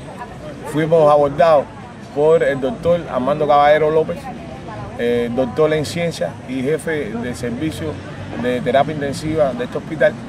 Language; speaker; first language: Spanish; native; Spanish